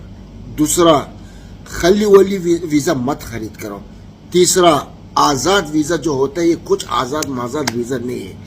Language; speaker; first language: Hindi; non-native, learner; Arabic